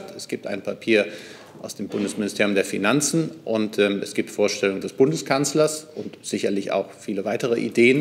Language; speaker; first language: German; native; German